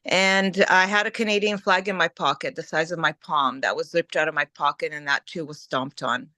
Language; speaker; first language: English; early bilingual, other home language; Ukrainian